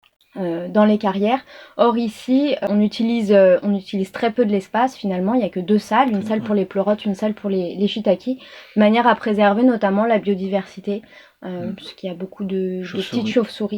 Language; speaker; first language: French; native; French